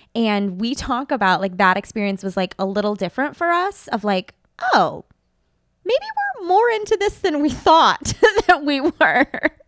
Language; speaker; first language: English; native; English